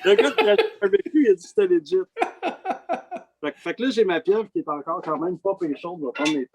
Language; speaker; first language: French; native; French